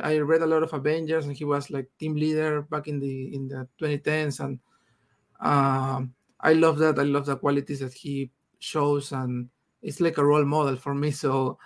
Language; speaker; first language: English; non-native, fluent; Spanish